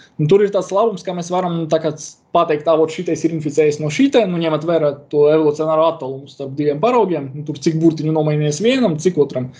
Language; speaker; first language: Latvian; non-native, local second language; Russian